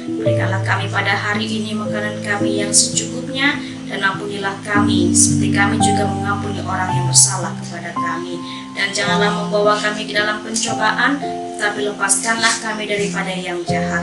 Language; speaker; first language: Indonesian; native; Indonesian